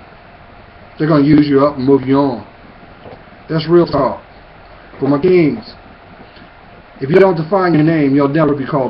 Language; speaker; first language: English; native; English